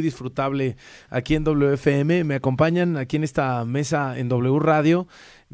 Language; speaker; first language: Spanish; native; Spanish